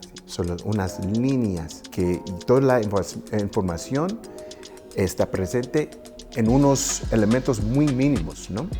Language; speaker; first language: Spanish; early bilingual, heritage; Spanish